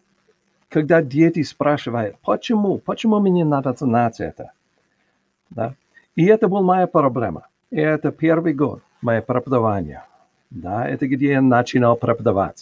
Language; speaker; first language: Russian; non-native, learner; English